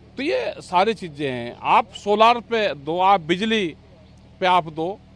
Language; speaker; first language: Hindi; native; Hindi